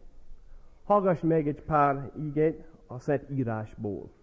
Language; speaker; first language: Hungarian; non-native, fluent; English